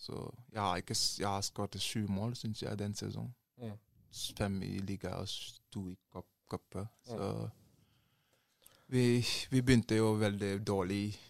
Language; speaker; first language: Norwegian; non-native, learner; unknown